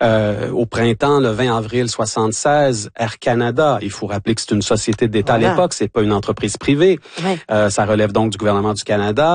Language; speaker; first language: French; native; French